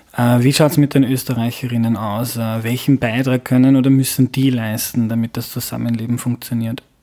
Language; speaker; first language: German; native; German